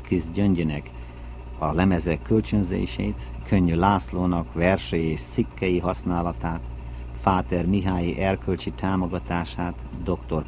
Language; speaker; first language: Hungarian; native; Hungarian